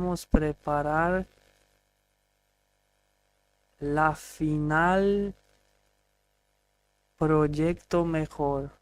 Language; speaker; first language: Spanish; non-native, learner; English